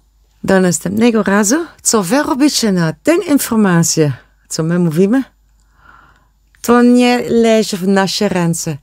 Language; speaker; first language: Polish; non-native, learner; Dutch